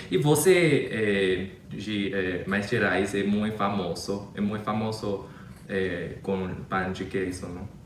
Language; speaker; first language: Portuguese; non-native, learner; Chinese